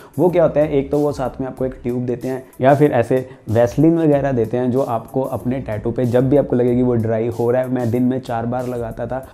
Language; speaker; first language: Hindi; non-native, local second language; Punjabi